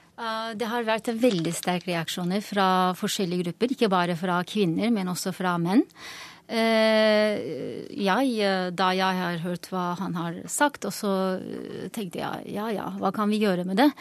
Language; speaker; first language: Norwegian; non-native, fluent; Turkish